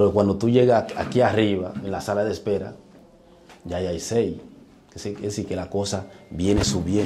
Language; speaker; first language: Spanish; native; Spanish